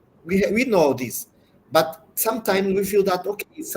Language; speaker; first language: English; non-native, learner; Portuguese